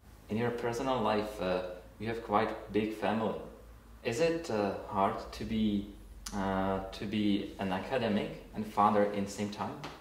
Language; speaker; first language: English; non-native, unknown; Czech